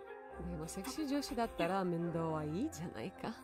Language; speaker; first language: Japanese; non-native, learner; Russian